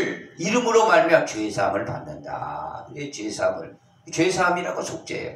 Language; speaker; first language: Korean; native; Korean